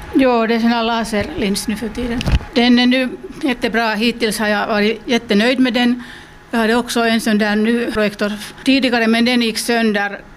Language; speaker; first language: Swedish; non-native, local second language; Finnish